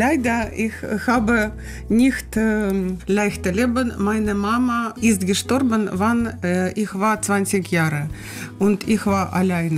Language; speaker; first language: German; non-native, learner; Russian